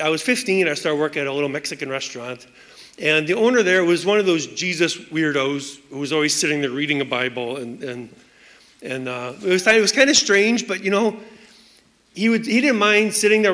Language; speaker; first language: English; native; English